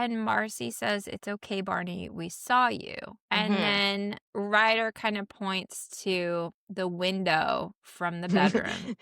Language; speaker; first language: English; native; English